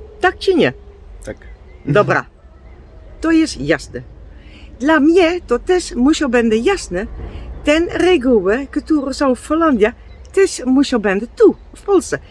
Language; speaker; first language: Polish; non-native, learner; Dutch